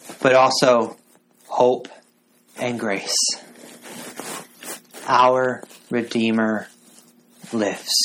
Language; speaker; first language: English; native; English